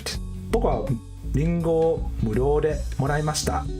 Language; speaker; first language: Japanese; non-native, learner; English